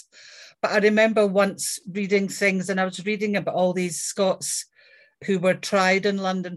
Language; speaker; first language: English; native; English